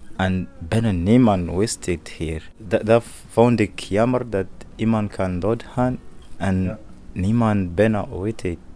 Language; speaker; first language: Dutch; non-native, learner; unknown